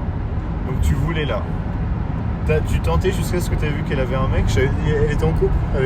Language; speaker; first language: French; native; French